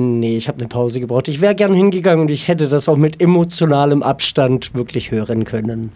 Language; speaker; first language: German; native; German